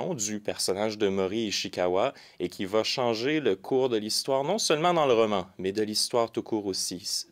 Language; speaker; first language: French; native; French